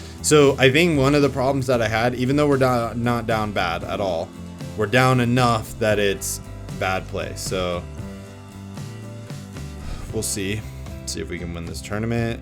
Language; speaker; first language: English; native; English